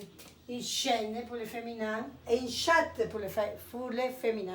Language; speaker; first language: French; non-native, fluent; Spanish